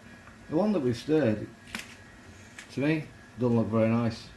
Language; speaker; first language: English; native; English